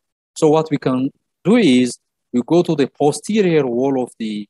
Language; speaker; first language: English; non-native, local second language; Amharic